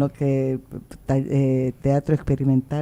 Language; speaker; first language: Spanish; native; Spanish